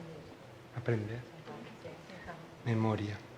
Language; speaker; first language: Portuguese; non-native, learner; Spanish